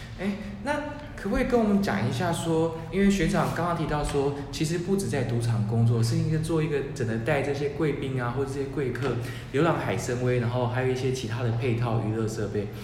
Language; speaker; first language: Chinese; native; Chinese